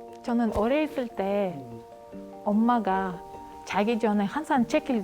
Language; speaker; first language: Korean; non-native, learner; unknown